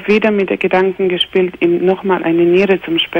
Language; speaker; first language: German; non-native, fluent; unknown